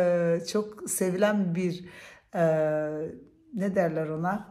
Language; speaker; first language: Turkish; early bilingual, heritage; Turkish